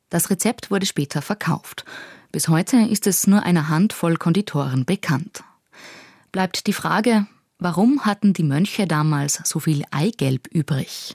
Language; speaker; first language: German; native; German